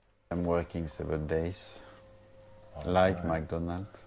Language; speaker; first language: English; non-native, fluent; French